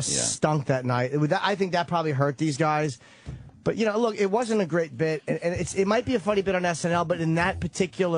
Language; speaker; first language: English; native; English